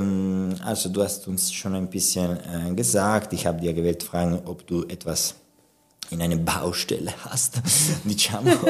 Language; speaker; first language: German; non-native, local second language; Italian